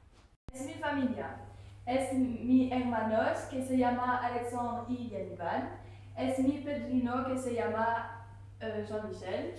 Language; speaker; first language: Spanish; non-native, learner; French